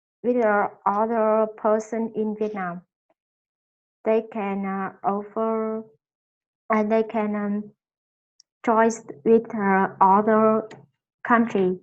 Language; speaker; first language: English; non-native, learner; Vietnamese